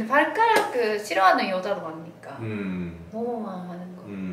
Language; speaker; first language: Korean; non-native, learner; Japanese